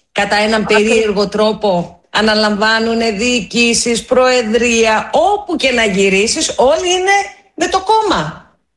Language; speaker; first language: Greek; native; Greek